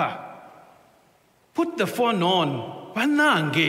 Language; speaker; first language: English; non-native, local second language; Ganda